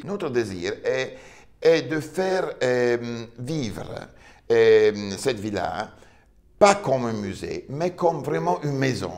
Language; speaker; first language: French; non-native, fluent; Italian